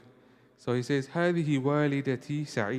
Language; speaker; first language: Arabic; non-native, fluent; English